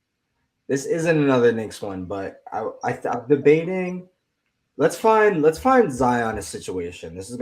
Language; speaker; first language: English; native; English